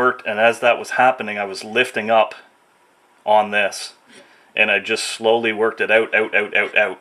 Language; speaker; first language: English; native; English